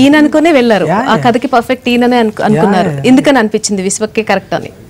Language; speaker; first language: Telugu; native; Telugu